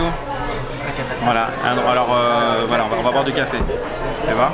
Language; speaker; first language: French; native; French